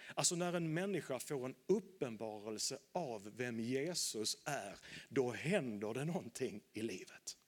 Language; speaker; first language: Swedish; native; Swedish